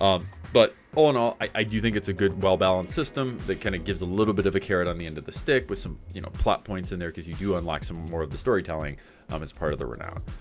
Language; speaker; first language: English; native; English